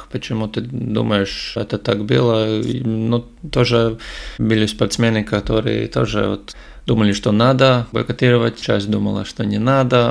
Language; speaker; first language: Ukrainian; non-native, learner; Russian